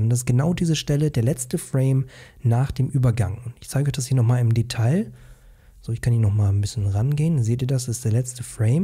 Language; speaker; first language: German; native; German